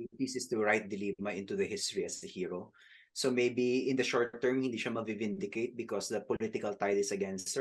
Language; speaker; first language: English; non-native, local second language; Filipino